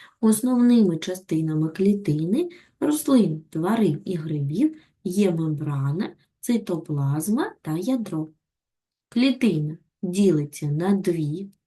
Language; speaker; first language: Ukrainian; native; Ukrainian